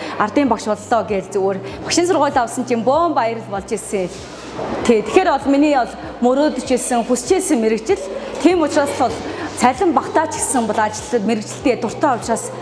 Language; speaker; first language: Mongolian; native; Mongolian